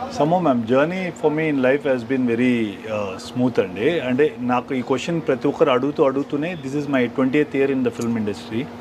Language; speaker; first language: Telugu; native; Telugu